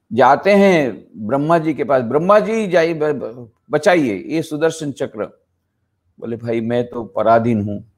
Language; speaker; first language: Hindi; non-native, local second language; Gujarati